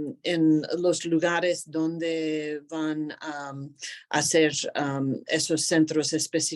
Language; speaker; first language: Spanish; non-native, fluent; English